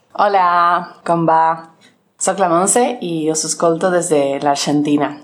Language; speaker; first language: Catalan; non-native, learner; Spanish